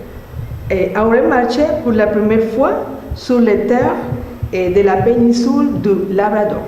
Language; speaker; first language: French; non-native, learner; Spanish